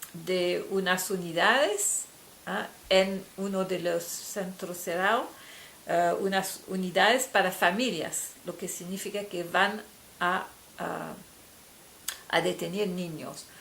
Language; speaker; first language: Spanish; non-native, fluent; French